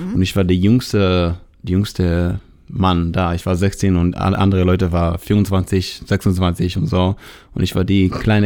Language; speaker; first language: German; non-native, learner; Hebrew